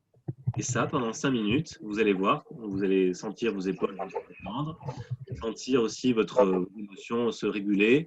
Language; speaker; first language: French; native; French